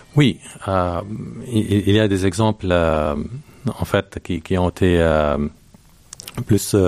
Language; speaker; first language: French; non-native, local second language; Arabic